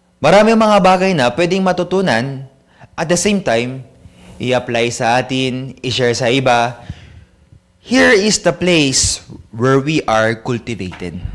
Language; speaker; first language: Filipino; native; Filipino